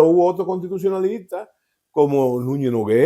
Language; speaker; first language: Spanish; native; Spanish